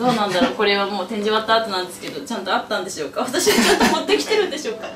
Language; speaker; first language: Japanese; native; Japanese